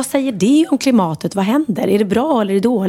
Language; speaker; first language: Swedish; native; Swedish